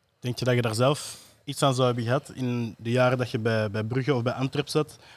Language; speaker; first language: Dutch; native; Dutch